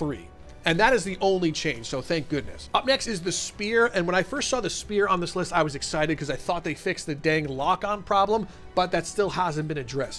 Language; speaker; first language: English; native; English